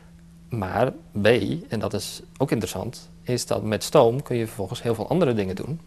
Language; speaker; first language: Dutch; native; Dutch